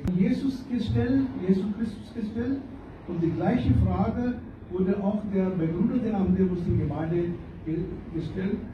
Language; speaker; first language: German; non-native, fluent; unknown